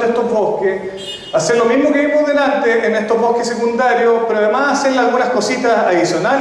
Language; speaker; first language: Spanish; native; Spanish